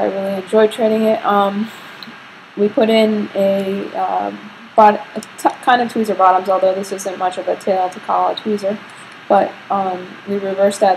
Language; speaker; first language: English; native; English